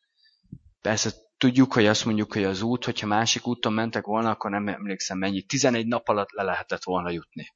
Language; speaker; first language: Hungarian; native; Hungarian